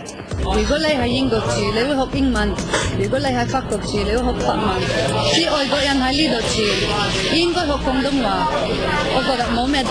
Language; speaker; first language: Cantonese; non-native, fluent; Norwegian